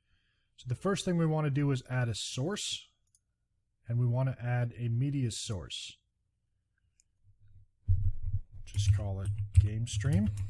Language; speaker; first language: English; native; English